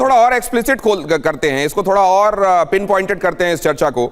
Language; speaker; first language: Hindi; native; Hindi